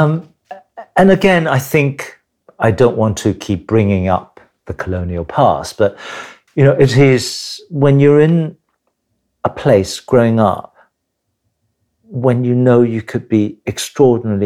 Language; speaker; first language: English; non-native, local second language; Cantonese